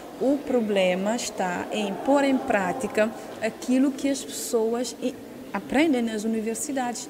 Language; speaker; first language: Portuguese; non-native, local second language; Kabuverdianu